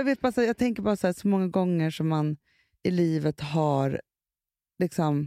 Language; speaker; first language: Swedish; native; Swedish